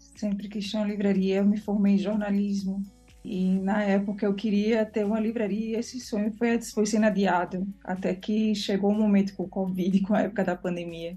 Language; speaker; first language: Portuguese; native; Portuguese